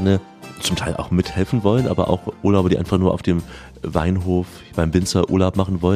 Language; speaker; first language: German; native; German